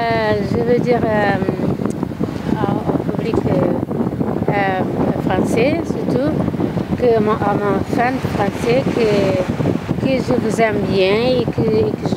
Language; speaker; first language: French; non-native, learner; Kabuverdianu